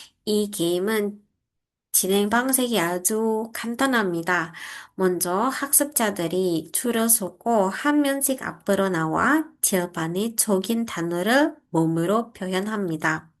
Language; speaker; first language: Korean; non-native, fluent; Indonesian